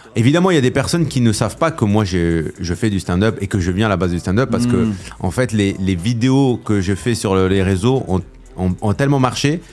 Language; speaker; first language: French; native; French